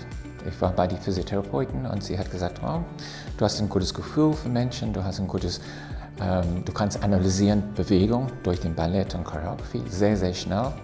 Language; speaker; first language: German; non-native, fluent; English